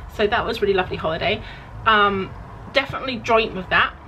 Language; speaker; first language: English; native; English